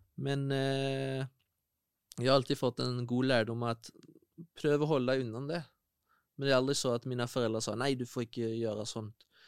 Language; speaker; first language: Norwegian; non-native, fluent; Spanish